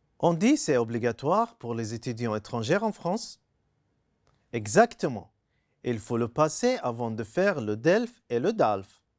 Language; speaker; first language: French; non-native, fluent; Arabic